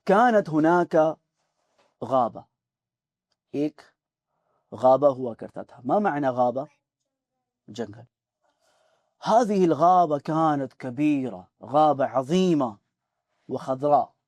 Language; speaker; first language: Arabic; non-native, fluent; Urdu